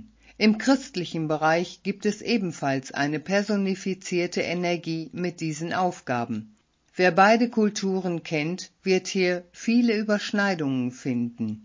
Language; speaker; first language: German; native; German